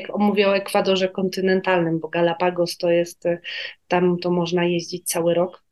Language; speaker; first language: Polish; native; Polish